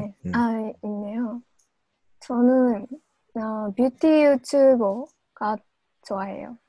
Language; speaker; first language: Korean; non-native, learner; Japanese